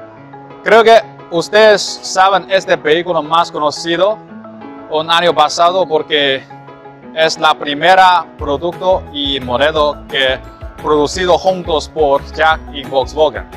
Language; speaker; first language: Spanish; non-native, learner; Chinese